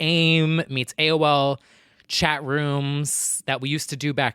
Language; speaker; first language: English; native; English